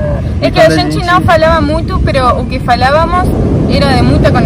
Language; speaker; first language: Portuguese; non-native, learner; Spanish